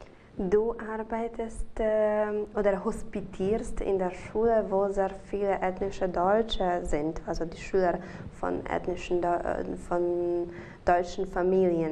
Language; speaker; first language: German; non-native, fluent; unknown